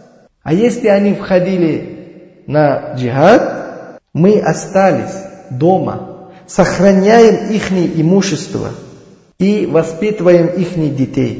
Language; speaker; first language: Russian; non-native, learner; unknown